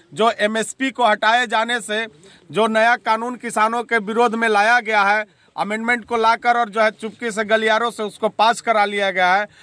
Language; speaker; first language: Hindi; native; Hindi